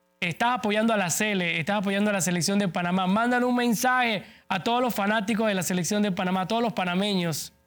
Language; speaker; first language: Spanish; native; Spanish